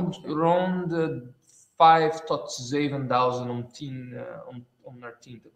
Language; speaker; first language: Dutch; non-native, fluent; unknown